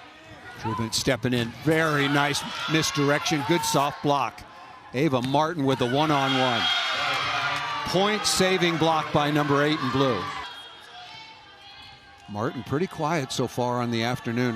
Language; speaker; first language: English; native; English